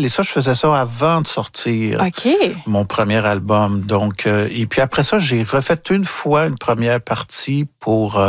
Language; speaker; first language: French; native; French